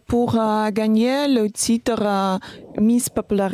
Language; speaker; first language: French; non-native, learner; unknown